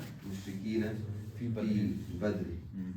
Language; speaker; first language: Arabic; non-native, learner; Urdu